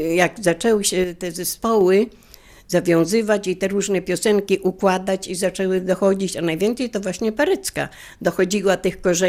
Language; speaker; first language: Polish; native; Polish